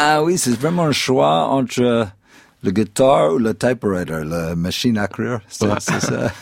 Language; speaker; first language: French; non-native, fluent; English